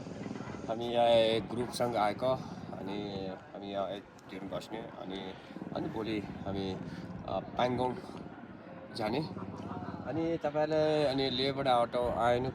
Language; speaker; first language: Nepali; non-native, learner; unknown